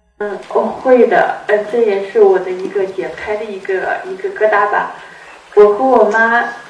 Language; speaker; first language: Chinese; native; Chinese